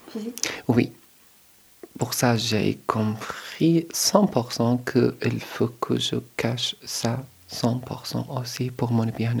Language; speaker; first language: French; non-native, learner; Arabic